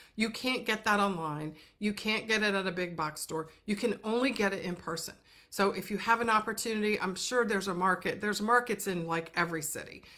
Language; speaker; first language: English; native; English